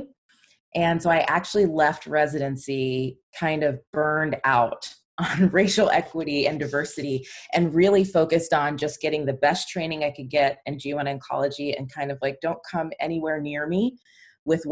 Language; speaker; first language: English; native; English